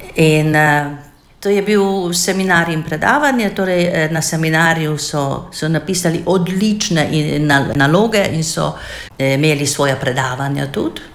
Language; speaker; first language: Slovenian; non-native, fluent; Hungarian